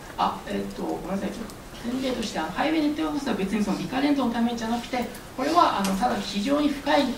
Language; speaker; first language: Japanese; early bilingual, other home language; Chinese